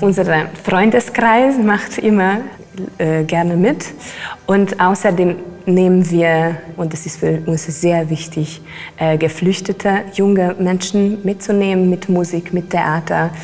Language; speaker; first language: German; non-native, fluent; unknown